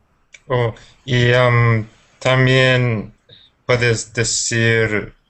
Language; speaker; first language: Spanish; non-native, fluent; English